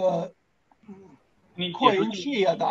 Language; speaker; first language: Chinese; non-native, fluent; English